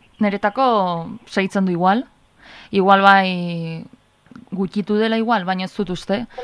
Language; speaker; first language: Basque; native; Basque